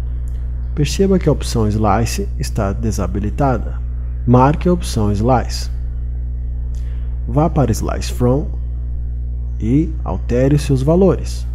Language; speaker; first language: Portuguese; native; Portuguese